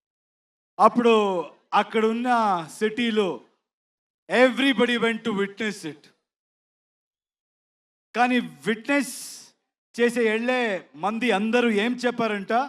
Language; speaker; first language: Telugu; non-native, learner; Kannada